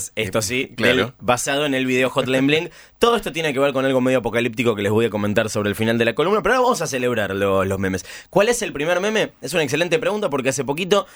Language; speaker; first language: Spanish; native; Spanish